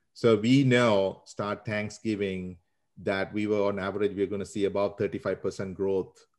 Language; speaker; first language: English; non-native, local second language; Sinhala